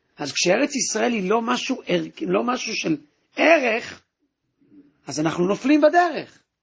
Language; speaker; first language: Hebrew; native; Hebrew